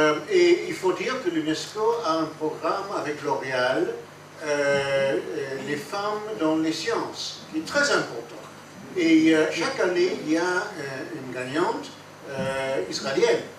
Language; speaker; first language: French; non-native, fluent; English